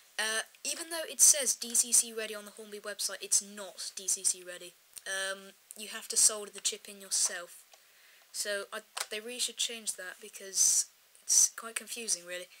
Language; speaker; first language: English; native; English